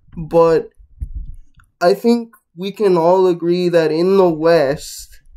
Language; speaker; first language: English; non-native, fluent; Spanish